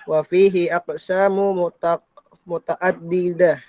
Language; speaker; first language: Arabic; non-native, learner; Indonesian